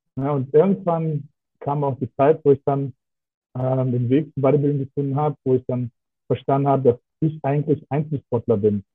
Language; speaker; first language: German; non-native, fluent; Russian